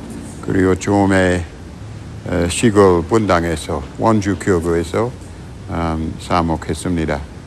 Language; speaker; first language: Korean; non-native, fluent; English